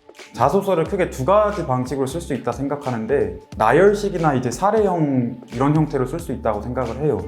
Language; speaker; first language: Korean; native; Korean